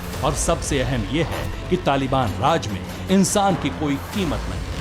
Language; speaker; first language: Hindi; native; Hindi